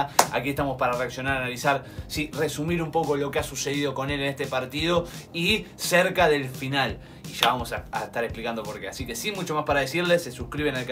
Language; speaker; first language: Spanish; native; Spanish